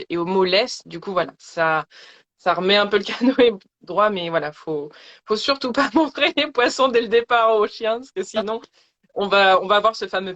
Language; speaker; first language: French; native; French